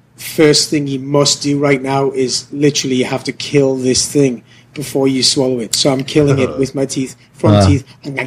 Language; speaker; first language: English; native; English